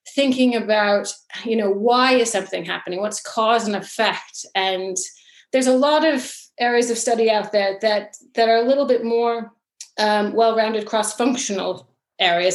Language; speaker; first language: English; native; English